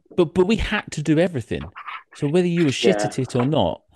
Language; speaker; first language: English; native; English